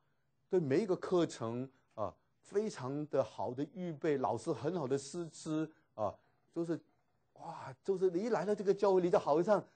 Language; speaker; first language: Chinese; native; Chinese